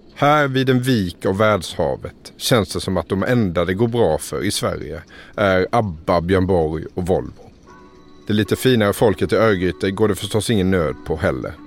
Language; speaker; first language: Swedish; native; Swedish